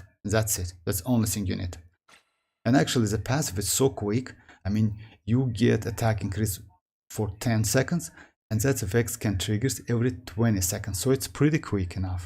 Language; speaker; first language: English; non-native, fluent; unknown